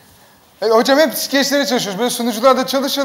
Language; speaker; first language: Turkish; native; Turkish